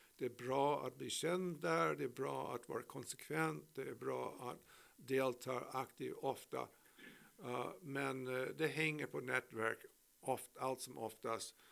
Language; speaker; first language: Swedish; non-native, fluent; English